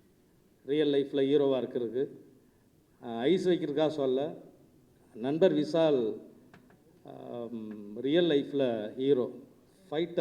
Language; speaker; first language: Tamil; native; Tamil